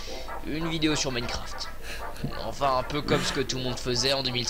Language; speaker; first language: French; native; French